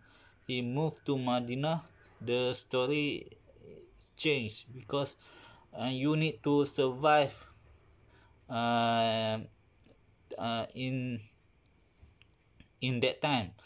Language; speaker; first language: English; non-native, learner; Malay